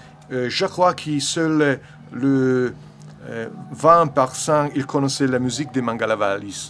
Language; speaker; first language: French; non-native, learner; Italian